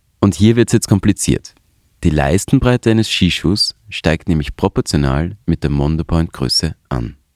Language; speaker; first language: German; native; German